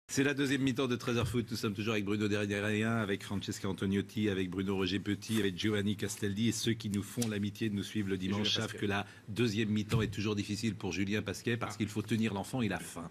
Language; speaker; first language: French; native; French